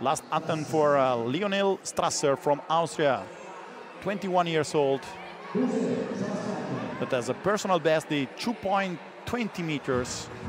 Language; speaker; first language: English; non-native, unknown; Italian